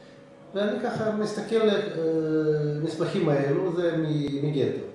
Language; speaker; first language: Hebrew; non-native, fluent; Russian